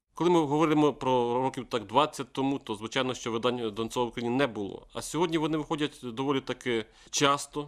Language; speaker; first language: Ukrainian; native; Ukrainian